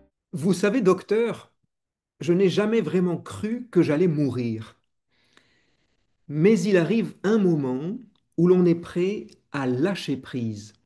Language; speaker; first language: French; native; French